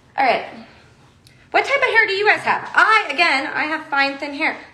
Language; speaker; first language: English; native; English